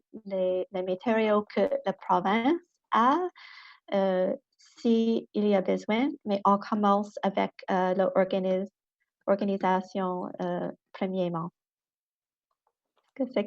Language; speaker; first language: French; non-native, local second language; English